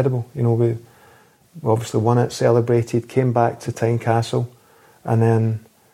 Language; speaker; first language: English; native; English